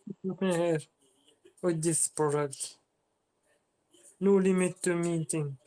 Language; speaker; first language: English; non-native, learner; French